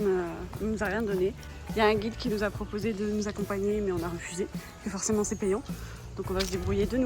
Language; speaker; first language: French; native; French